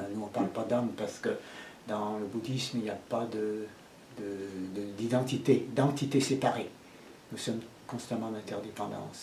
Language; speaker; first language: French; native; French